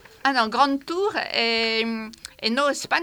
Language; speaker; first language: Spanish; non-native, fluent; French